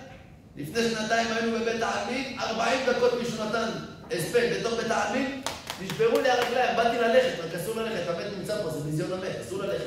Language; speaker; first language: Hebrew; native; Hebrew